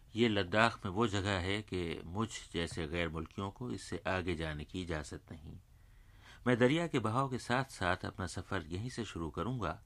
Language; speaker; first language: Urdu; native; Urdu